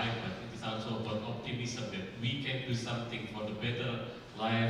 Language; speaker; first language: English; non-native, fluent; Indonesian